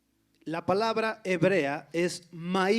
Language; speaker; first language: Spanish; native; Spanish